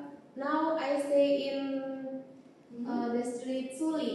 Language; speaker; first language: English; non-native, learner; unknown